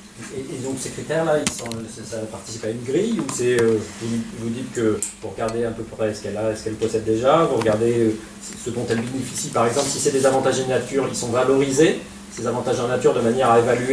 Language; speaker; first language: French; native; French